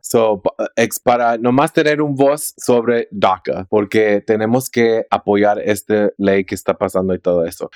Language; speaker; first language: Spanish; early bilingual, heritage; Spanish